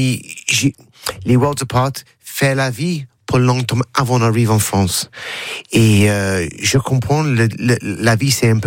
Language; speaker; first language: French; non-native, learner; English